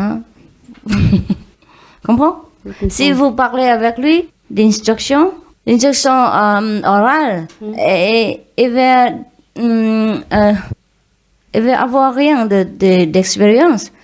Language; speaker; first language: French; non-native, learner; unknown